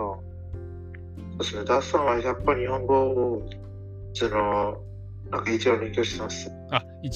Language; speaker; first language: Japanese; non-native, learner; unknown